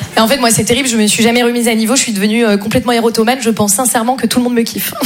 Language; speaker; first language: French; native; French